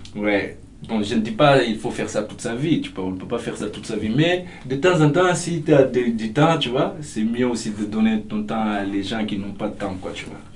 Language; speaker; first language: French; non-native, local second language; Fula